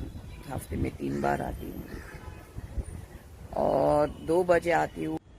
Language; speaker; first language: Hindi; native; Hindi